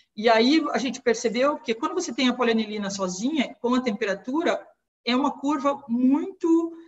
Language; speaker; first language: Portuguese; native; Portuguese